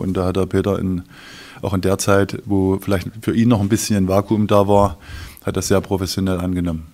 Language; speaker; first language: German; native; German